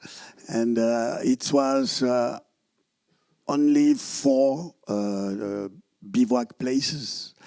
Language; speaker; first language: English; non-native, learner; French